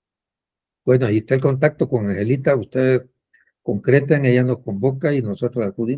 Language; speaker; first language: Spanish; native; Spanish